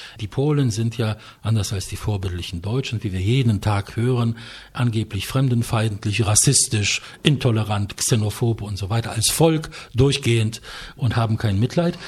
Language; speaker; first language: German; non-native, fluent; Polish